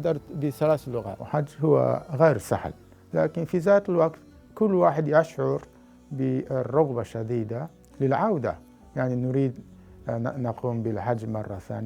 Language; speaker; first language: Arabic; non-native, fluent; Japanese